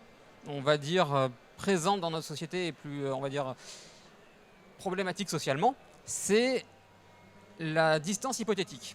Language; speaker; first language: French; native; French